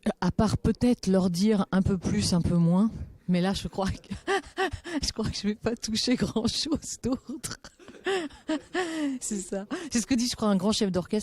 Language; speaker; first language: French; native; French